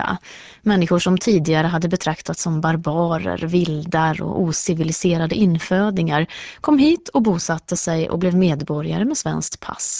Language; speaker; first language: Swedish; native; Swedish